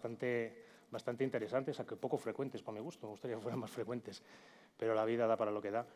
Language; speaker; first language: Spanish; native; Spanish